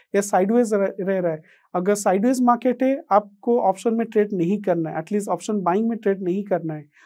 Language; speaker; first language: Hindi; non-native, local second language; Odia